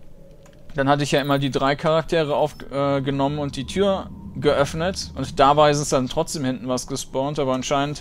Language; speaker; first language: German; native; German